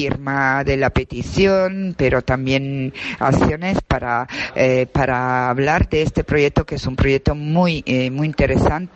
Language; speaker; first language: Spanish; non-native, fluent; Italian